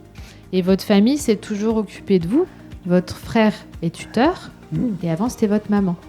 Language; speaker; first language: French; native; French